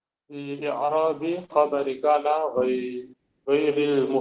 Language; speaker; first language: Arabic; non-native, learner; Indonesian